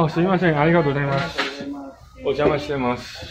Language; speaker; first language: Japanese; non-native, learner; English